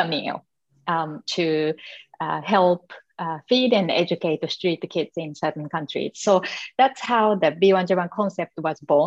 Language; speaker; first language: English; non-native, fluent; Japanese